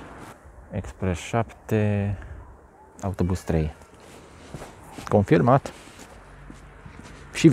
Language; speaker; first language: Romanian; non-native, local second language; Hungarian